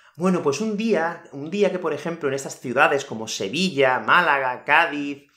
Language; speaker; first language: Spanish; native; Spanish